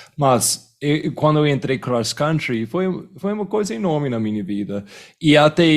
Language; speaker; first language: Portuguese; non-native, fluent; English